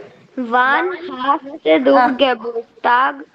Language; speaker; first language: German; non-native, learner; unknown